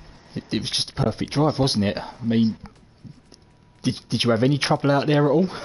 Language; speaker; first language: English; native; English